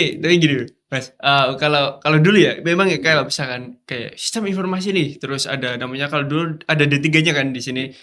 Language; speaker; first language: Indonesian; native; Indonesian